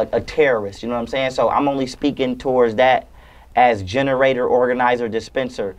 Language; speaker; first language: English; native; English